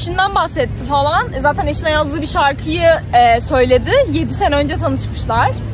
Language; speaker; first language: Turkish; native; Turkish